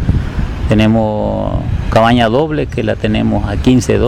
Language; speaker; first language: Spanish; native; Spanish